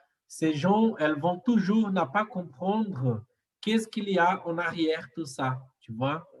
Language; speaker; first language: French; non-native, learner; Portuguese